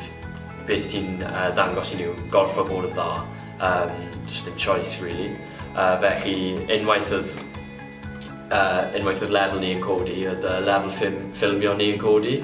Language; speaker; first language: Welsh; non-native, local second language; English